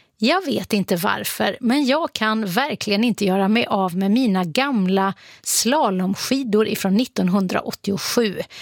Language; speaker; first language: Swedish; native; Swedish